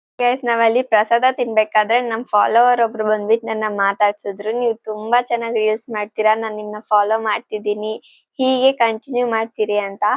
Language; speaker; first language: Kannada; non-native, local second language; Telugu